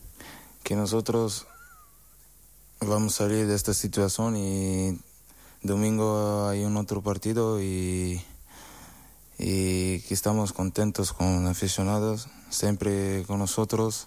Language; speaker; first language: Spanish; non-native, learner; Portuguese